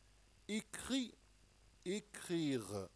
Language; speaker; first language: French; non-native, local second language; Arabic